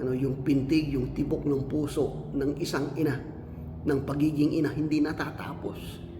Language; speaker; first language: Filipino; non-native, local second language; Cebuano